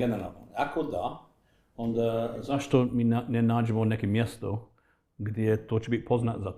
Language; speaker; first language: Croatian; non-native, fluent; English